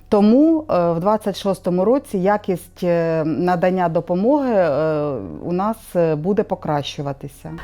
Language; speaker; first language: Ukrainian; native; Ukrainian